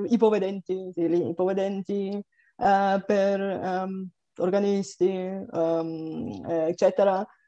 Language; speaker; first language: Italian; non-native, fluent; Bulgarian